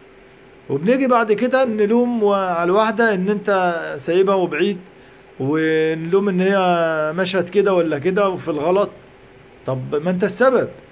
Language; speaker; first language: Arabic; native; Arabic